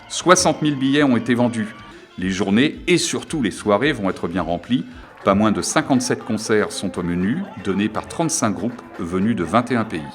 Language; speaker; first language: French; native; French